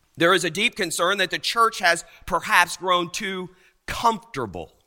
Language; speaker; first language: English; native; English